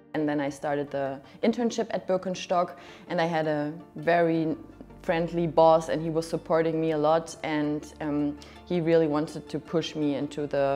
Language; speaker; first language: English; non-native, fluent; German